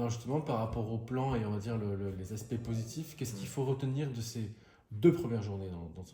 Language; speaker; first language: French; native; French